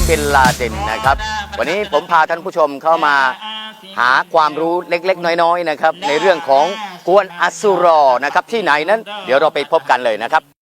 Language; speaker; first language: Thai; non-native, local second language; Malay